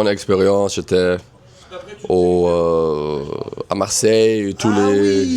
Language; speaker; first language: French; non-native, learner; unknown